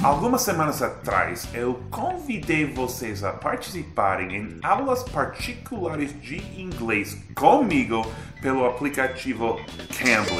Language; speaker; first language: Portuguese; non-native, fluent; English